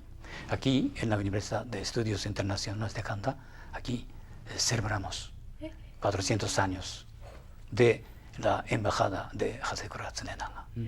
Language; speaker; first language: Spanish; non-native, fluent; Japanese